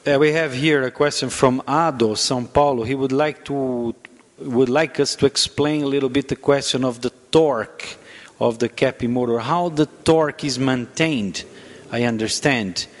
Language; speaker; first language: English; non-native, fluent; Portuguese